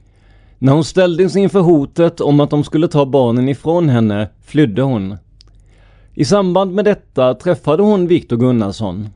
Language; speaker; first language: Swedish; native; Swedish